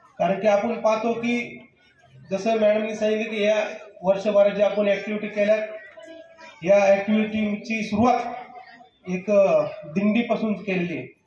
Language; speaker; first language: Marathi; native; Marathi